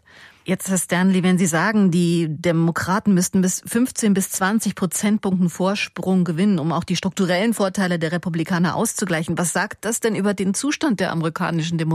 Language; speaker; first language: German; native; German